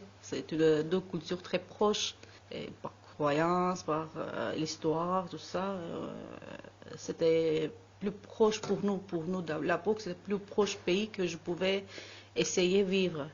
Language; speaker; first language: French; non-native, learner; Armenian